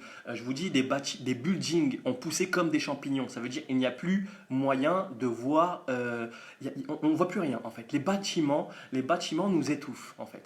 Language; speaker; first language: French; native; French